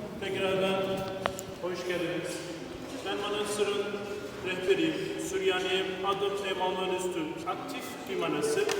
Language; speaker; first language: Turkish; non-native, local second language; Turoyo